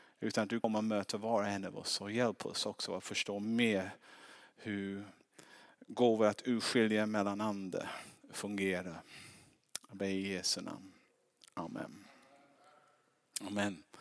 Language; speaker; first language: Swedish; non-native, fluent; English